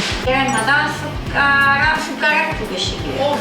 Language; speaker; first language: Korean; non-native, fluent; Italian